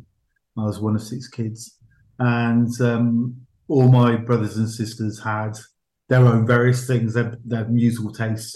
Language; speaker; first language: English; native; English